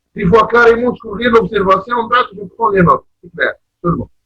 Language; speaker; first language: French; non-native, local second language; Arabic